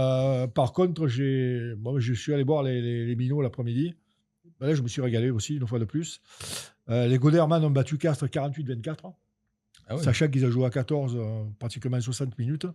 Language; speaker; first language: French; native; French